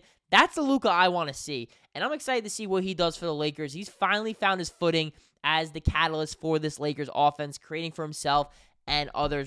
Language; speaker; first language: English; native; English